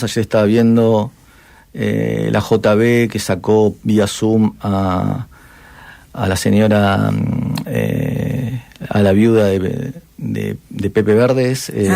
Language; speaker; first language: Spanish; native; Spanish